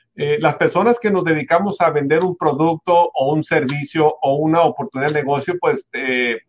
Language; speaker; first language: Spanish; native; Spanish